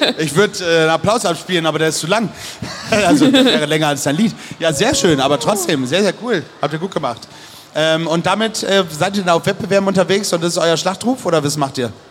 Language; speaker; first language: German; native; German